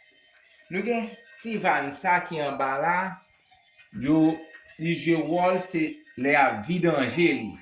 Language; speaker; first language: French; non-native, local second language; Haitian Creole